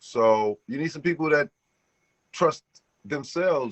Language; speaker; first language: English; native; English